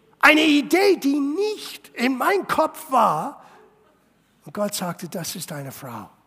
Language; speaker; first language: German; non-native, fluent; English